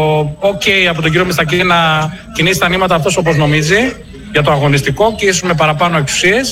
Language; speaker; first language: Greek; native; Greek